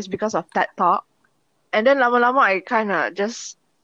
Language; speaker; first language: English; non-native, local second language; Malay